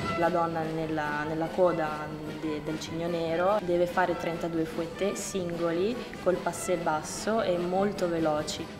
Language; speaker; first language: Italian; native; Italian